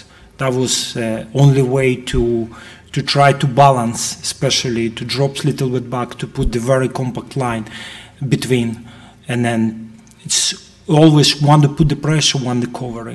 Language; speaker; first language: English; non-native, fluent; Russian